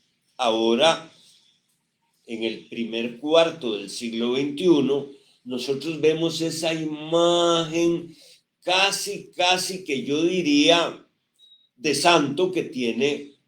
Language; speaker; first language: Spanish; native; Spanish